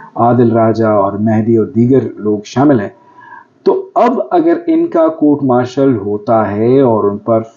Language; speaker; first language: Urdu; non-native, local second language; Pashto